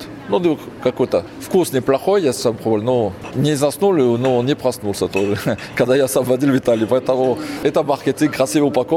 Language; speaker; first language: Russian; non-native, fluent; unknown